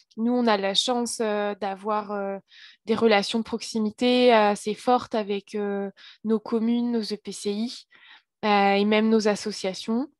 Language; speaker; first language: French; native; French